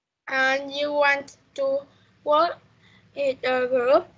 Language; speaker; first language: English; non-native, learner; Vietnamese